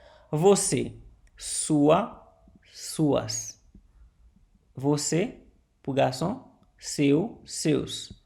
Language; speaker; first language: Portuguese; non-native, learner; Haitian Creole